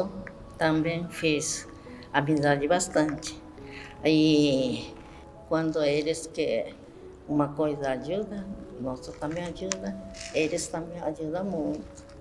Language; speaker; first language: Portuguese; early bilingual, other home language; Japanese